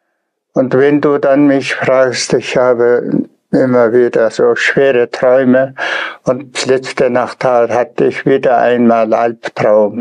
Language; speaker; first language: German; non-native, fluent; Tuvinian